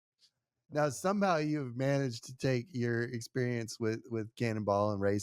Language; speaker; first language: English; native; English